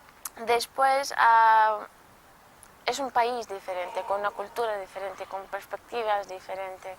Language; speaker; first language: Spanish; non-native, local second language; Portuguese